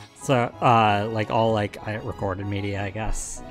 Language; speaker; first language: English; native; English